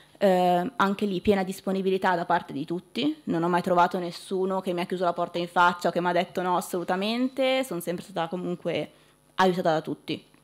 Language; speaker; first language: Italian; native; Italian